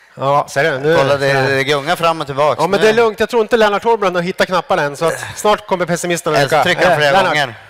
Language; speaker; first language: Swedish; native; Swedish